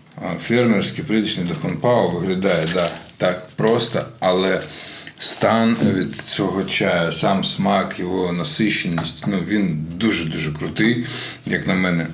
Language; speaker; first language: Ukrainian; non-native, local second language; Russian